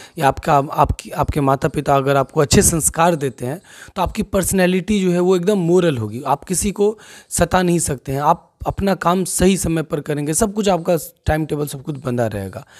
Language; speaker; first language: Hindi; non-native, local second language; Maithili